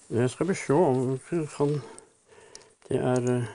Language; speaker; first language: Norwegian; native; Norwegian